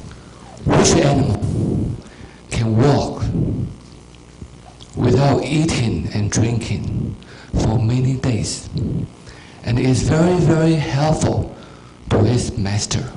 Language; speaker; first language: English; non-native, fluent; Chinese